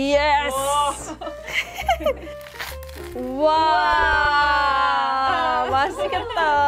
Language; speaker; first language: Korean; non-native, fluent; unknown